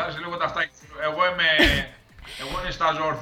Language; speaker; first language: Greek; native; Greek